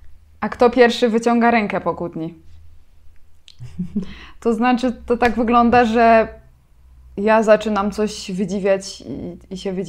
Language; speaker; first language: Polish; native; Polish